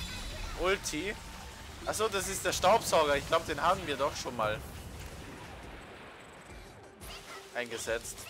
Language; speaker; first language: German; native; German